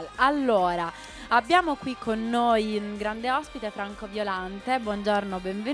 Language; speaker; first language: Italian; native; Italian